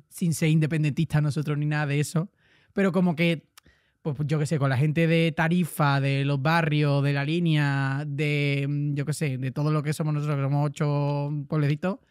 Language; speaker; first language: Spanish; native; Spanish